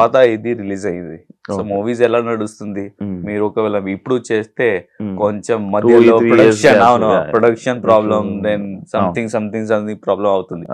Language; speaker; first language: Telugu; non-native, learner; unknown